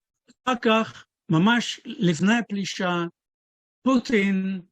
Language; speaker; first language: Hebrew; non-native, fluent; Dutch